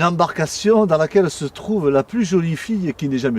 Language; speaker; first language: French; native; French